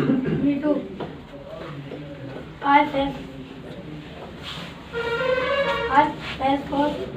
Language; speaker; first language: English; non-native, learner; Hindi